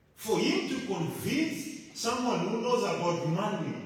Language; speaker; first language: English; non-native, local second language; Shona